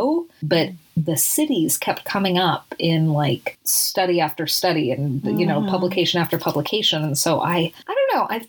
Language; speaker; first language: English; native; English